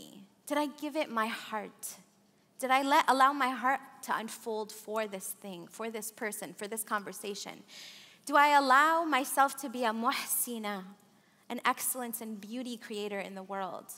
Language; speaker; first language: English; early bilingual, other home language; Arabic